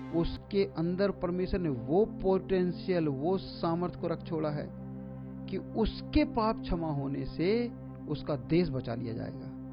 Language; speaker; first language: Hindi; native; Hindi